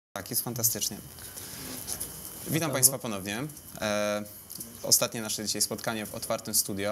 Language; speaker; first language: Polish; native; Polish